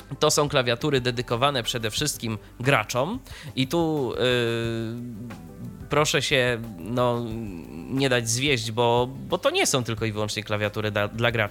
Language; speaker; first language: Polish; native; Polish